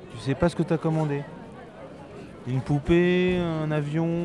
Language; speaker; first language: French; native; French